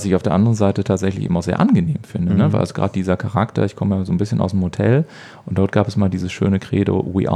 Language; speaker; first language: German; native; German